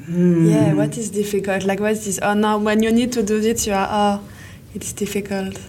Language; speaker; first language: English; non-native, fluent; French